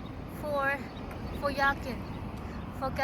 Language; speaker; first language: English; non-native, learner; Thai